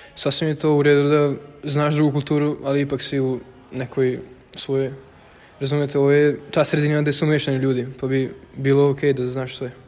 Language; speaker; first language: Serbian; non-native, local second language; Hungarian